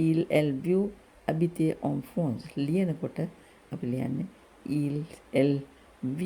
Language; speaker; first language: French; non-native, learner; Sinhala